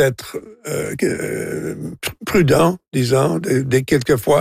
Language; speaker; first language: French; non-native, local second language; English